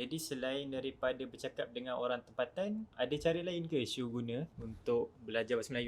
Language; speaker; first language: Malay; native; Malay